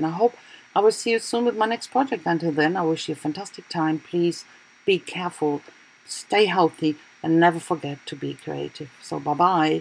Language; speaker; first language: English; non-native, fluent; German